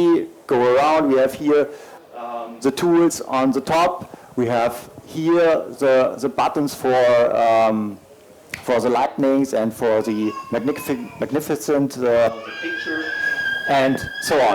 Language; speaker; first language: English; non-native, learner; German